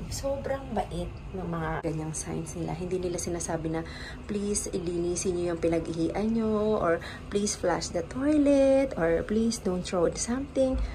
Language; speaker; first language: Filipino; native; Filipino